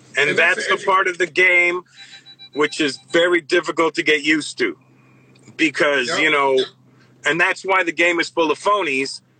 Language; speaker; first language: English; native; English